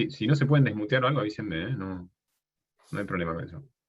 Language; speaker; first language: Spanish; native; Spanish